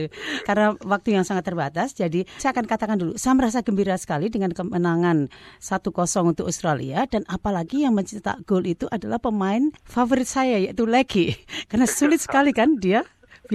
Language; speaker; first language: Indonesian; native; Indonesian